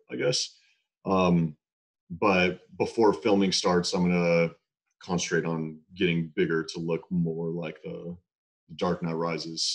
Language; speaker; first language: English; native; English